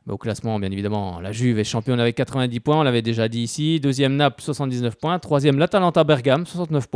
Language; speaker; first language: French; native; French